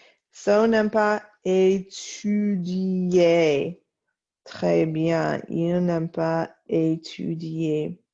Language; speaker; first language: French; non-native, fluent; English